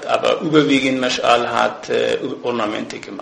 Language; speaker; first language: German; non-native, fluent; Persian